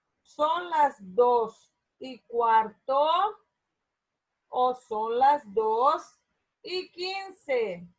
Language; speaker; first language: Spanish; non-native, learner; Portuguese